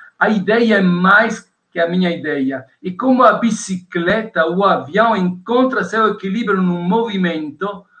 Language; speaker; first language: Portuguese; non-native, fluent; Italian